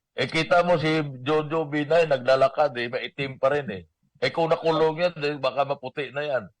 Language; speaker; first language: Filipino; native; Filipino